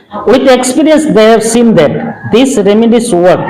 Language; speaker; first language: English; non-native, local second language; Bangla